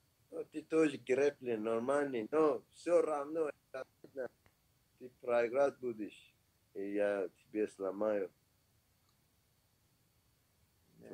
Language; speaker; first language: Russian; non-native, learner; Persian